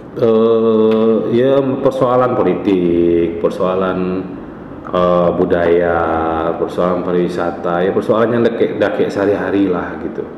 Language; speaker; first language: Indonesian; non-native, local second language; Minangkabau